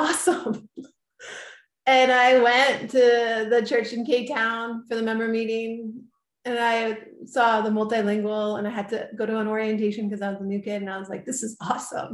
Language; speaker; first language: English; native; English